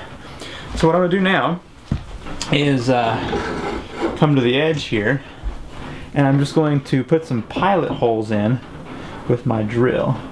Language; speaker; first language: English; native; English